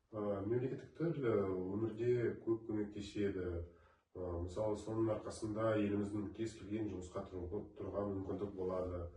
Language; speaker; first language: Kazakh; non-native, local second language; Russian